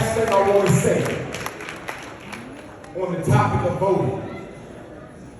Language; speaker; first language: English; native; English